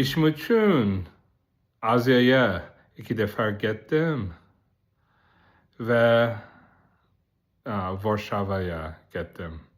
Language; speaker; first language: Turkish; non-native, learner; Azerbaijani